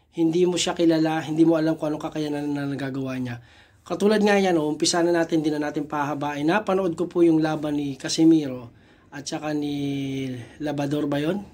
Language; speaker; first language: Filipino; native; Filipino